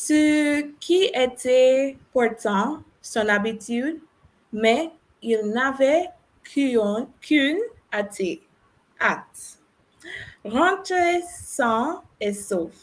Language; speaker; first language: French; non-native, learner; English